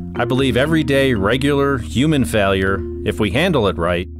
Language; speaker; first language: English; native; English